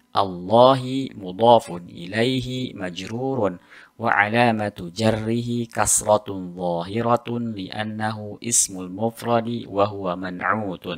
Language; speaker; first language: Arabic; non-native, fluent; Indonesian